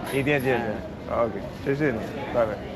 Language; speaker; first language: Chinese; non-native, learner; English